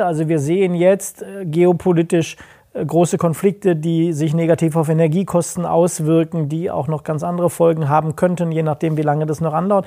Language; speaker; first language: German; native; German